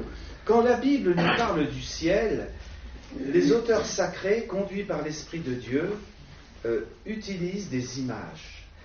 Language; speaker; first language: French; native; French